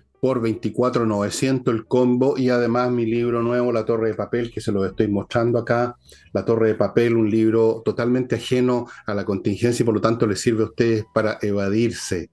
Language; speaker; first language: Spanish; native; Spanish